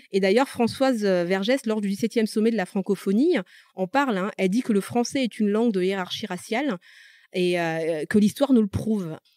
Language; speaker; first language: French; early bilingual, other home language; Malagasy